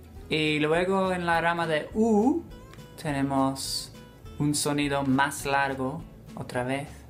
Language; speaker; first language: Spanish; non-native, fluent; English